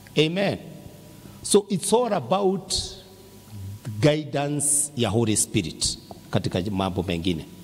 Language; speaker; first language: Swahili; non-native, local second language; Kikuyu